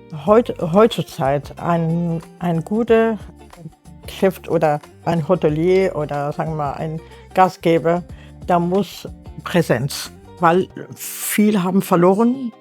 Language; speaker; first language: German; non-native, learner; Arabic